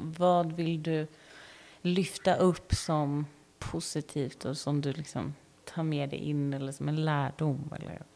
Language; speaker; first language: Swedish; native; Swedish